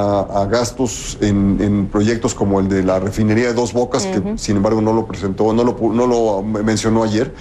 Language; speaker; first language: Spanish; native; Spanish